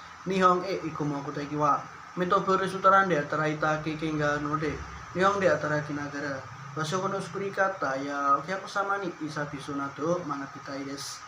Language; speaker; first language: Japanese; non-native, learner; Indonesian